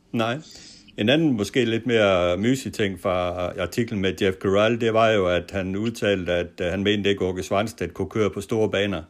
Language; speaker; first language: Danish; native; Danish